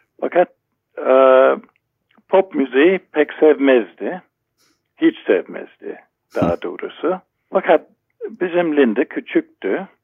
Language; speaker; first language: Turkish; non-native, fluent; English